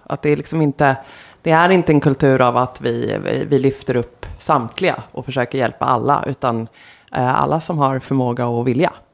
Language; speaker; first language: Swedish; native; Swedish